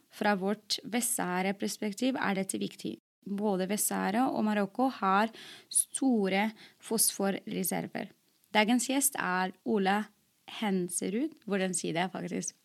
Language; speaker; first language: Norwegian; non-native, fluent; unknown